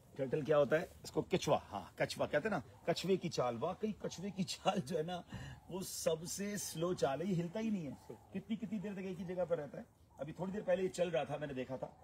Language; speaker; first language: Urdu; native; Urdu